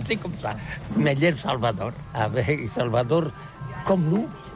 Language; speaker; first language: French; non-native, learner; Catalan